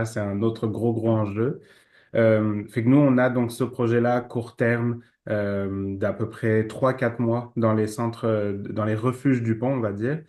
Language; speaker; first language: French; native; French